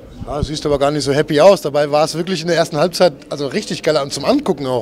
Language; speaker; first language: German; native; German